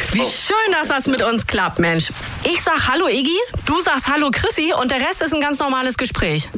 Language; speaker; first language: German; native; German